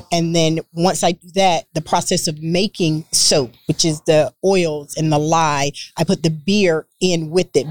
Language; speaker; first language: English; native; English